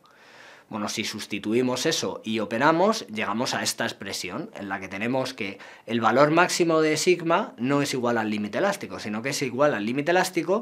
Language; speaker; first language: Spanish; native; Spanish